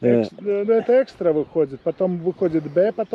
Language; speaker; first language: Russian; non-native, fluent; Latvian